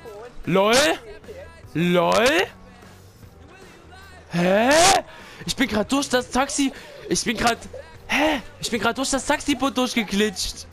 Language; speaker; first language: German; native; German